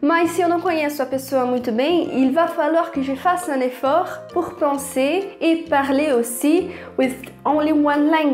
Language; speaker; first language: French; non-native, fluent; Portuguese